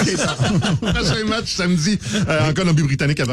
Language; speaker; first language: French; native; French